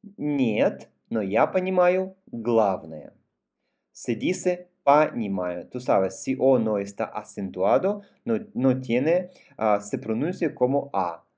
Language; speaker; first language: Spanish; non-native, fluent; Russian